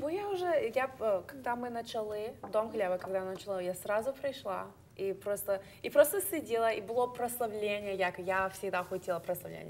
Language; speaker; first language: Russian; early bilingual, heritage; Russian